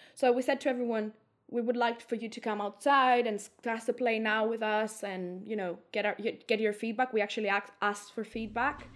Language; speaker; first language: English; non-native, fluent; Greek